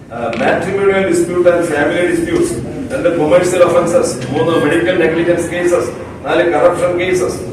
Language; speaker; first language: English; non-native, local second language; Malayalam